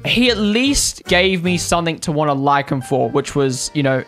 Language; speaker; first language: English; native; English